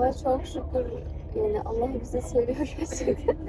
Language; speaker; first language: Turkish; non-native, fluent; Kyrgyz